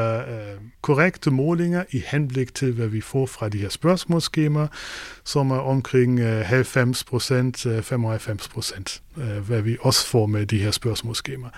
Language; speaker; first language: Danish; non-native, fluent; German